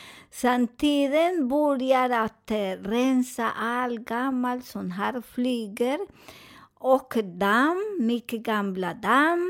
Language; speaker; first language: Swedish; non-native, fluent; Spanish